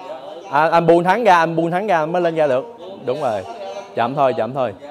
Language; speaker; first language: Vietnamese; native; Vietnamese